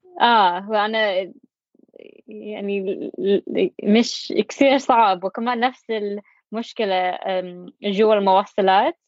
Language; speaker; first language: Arabic; non-native, learner; English